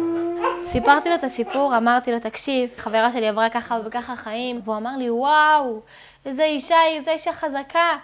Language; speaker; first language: Hebrew; early bilingual, other home language; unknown